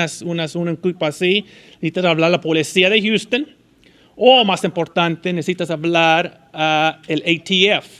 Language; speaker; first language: Spanish; early bilingual, heritage; Spanish